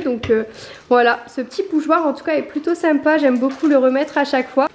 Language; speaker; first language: French; native; French